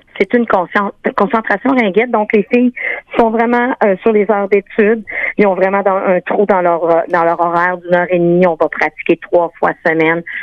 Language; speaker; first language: French; native; French